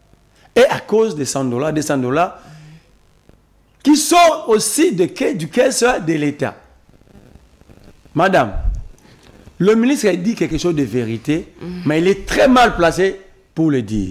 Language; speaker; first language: French; non-native, local second language; Lingala